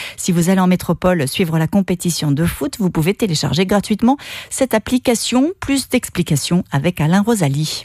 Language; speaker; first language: French; native; French